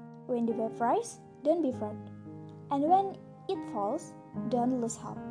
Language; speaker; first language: English; non-native, learner; Indonesian